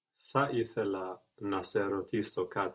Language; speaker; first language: Greek; non-native, learner; English